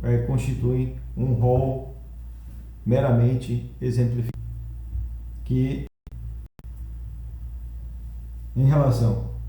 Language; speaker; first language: Portuguese; native; Portuguese